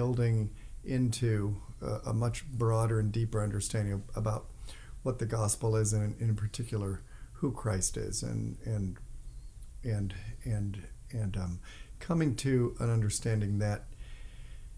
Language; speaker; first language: English; native; English